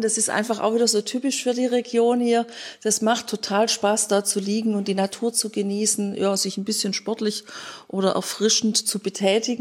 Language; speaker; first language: German; native; German